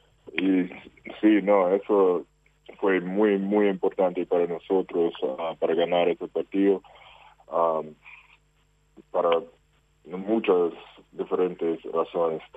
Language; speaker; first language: Spanish; non-native, fluent; English